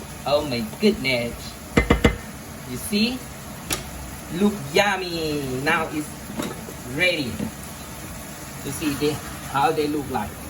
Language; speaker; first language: English; non-native, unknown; Thai